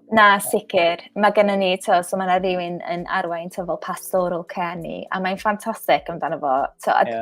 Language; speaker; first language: Welsh; non-native, local second language; English